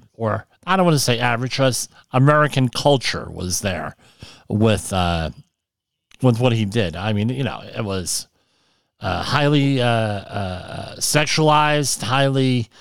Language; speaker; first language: English; native; English